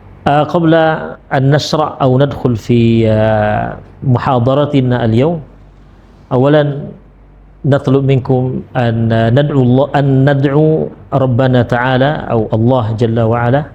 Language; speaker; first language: Arabic; non-native, fluent; Indonesian